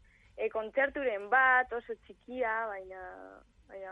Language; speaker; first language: Basque; non-native, local second language; Spanish